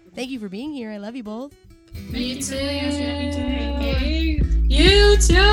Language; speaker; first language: English; native; English